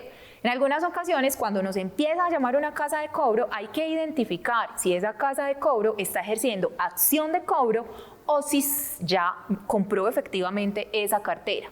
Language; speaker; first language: Spanish; native; Spanish